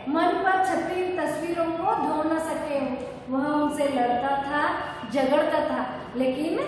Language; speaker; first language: Hindi; non-native, local second language; Kannada